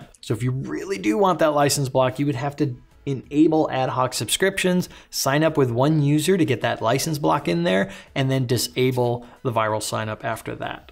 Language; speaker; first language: English; native; English